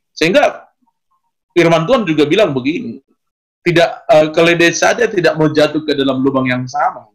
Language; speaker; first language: Indonesian; native; Indonesian